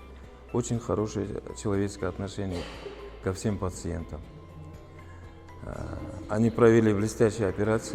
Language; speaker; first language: Russian; native; Russian